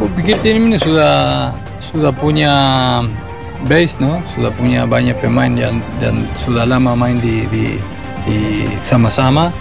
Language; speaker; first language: Indonesian; non-native, learner; Spanish